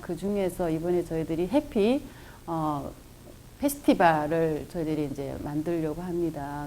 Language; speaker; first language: Korean; native; Korean